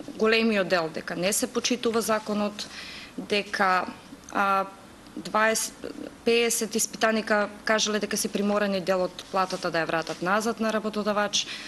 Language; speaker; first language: Macedonian; native; Macedonian